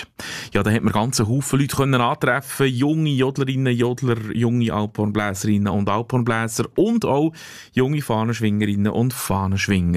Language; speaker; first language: German; native; German